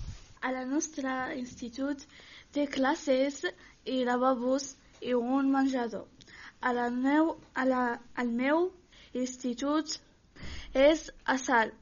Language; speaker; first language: Catalan; non-native, learner; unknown